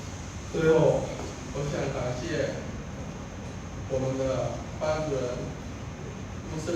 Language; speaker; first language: Chinese; non-native, learner; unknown